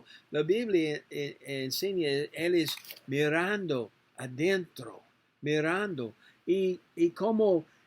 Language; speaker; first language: Spanish; non-native, learner; English